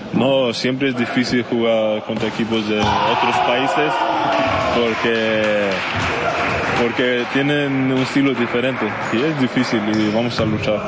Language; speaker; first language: Spanish; non-native, fluent; Swedish